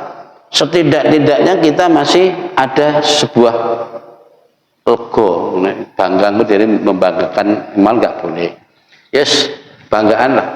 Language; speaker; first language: Indonesian; non-native, local second language; Javanese